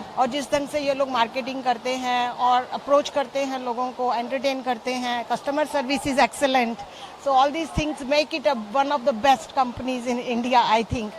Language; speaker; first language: Hindi; native; Hindi